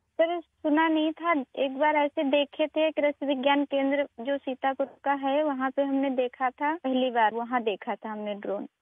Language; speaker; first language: Hindi; native; Hindi